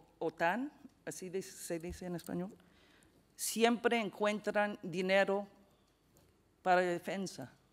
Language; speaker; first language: Spanish; non-native, fluent; English